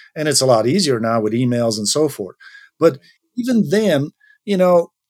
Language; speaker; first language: English; non-native, fluent; Dutch